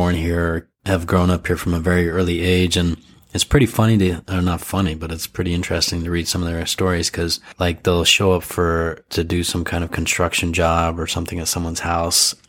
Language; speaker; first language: English; native; English